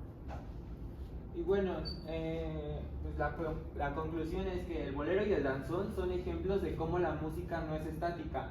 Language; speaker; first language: Spanish; native; Spanish